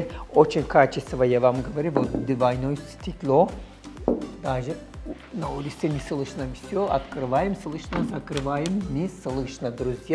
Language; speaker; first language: Russian; non-native, learner; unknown